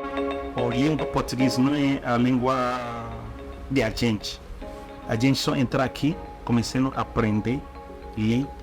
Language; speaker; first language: Portuguese; non-native, learner; Igbo